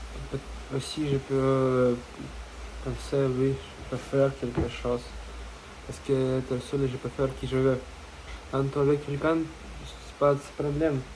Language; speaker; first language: French; non-native, learner; Russian